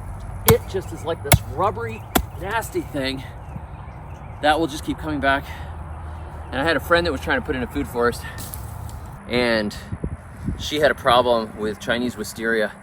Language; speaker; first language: English; native; English